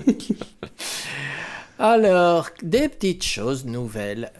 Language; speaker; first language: French; non-native, fluent; Spanish